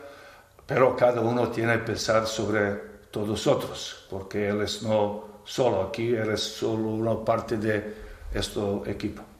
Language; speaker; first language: Spanish; non-native, fluent; Serbian